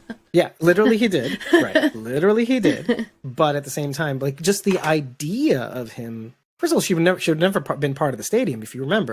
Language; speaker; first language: English; native; English